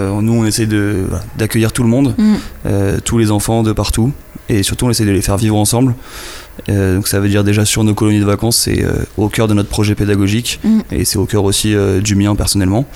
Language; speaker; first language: French; native; French